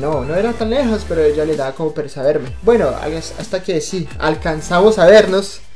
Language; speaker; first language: Spanish; non-native, fluent; French